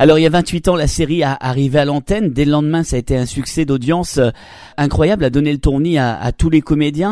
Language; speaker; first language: French; native; French